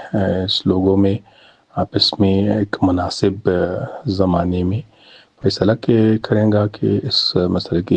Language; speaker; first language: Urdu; non-native, learner; Pashto